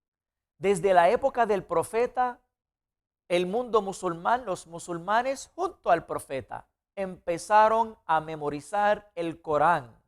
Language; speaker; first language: Spanish; non-native, fluent; Arabic